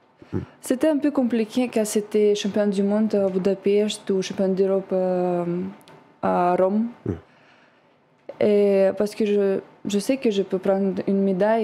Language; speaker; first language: French; non-native, learner; Russian